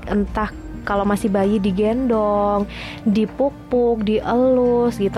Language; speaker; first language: Indonesian; native; Indonesian